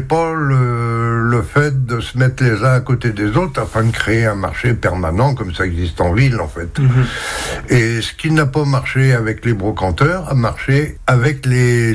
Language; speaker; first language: French; native; French